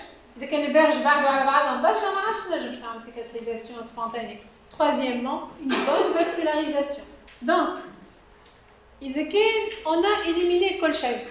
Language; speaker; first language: French; non-native, local second language; Arabic